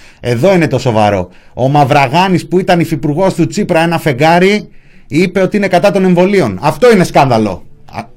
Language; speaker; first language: Greek; native; Greek